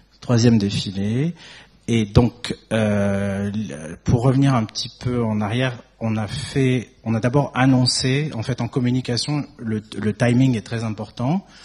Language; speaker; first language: French; native; French